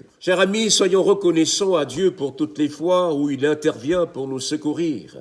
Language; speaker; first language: French; native; French